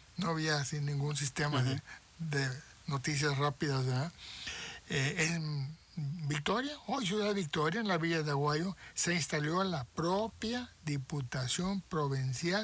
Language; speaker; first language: Spanish; native; Spanish